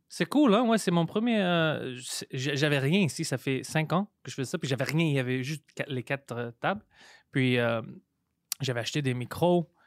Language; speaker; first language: French; non-native, local second language; Greek